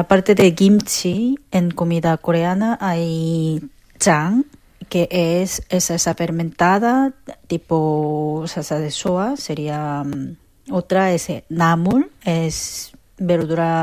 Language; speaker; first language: Spanish; non-native, fluent; Korean